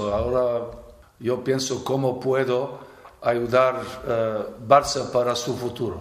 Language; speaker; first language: Spanish; non-native, fluent; Serbian